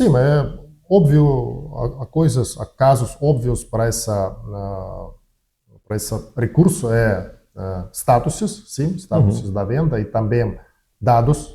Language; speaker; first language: Portuguese; non-native, learner; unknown